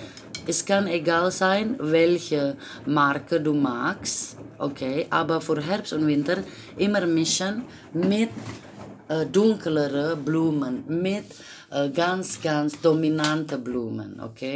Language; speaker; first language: German; non-native, fluent; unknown